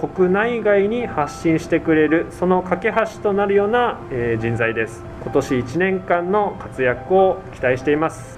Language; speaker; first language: Japanese; native; Japanese